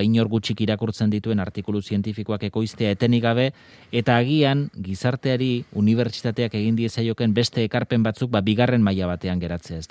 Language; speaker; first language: Basque; native; Basque